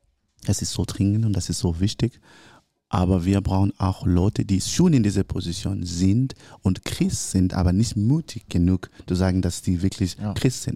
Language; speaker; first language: German; non-native, learner; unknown